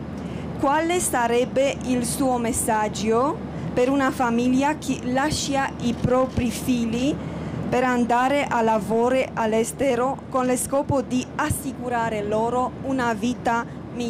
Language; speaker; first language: Italian; non-native, fluent; Romanian